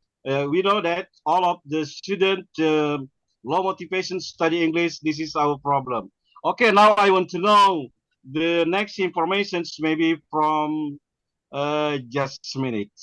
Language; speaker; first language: English; non-native, learner; Indonesian